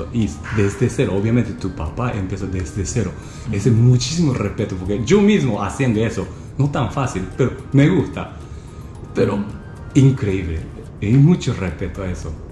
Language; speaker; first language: Spanish; non-native, learner; Japanese